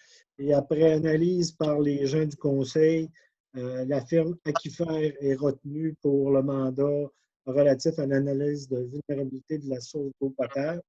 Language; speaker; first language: French; native; French